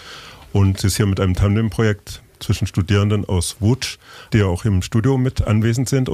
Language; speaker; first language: German; native; German